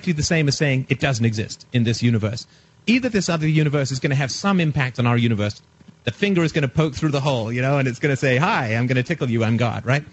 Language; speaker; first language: English; native; English